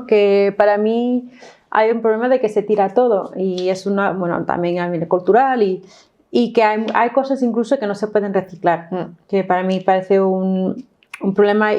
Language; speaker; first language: Spanish; non-native, fluent; English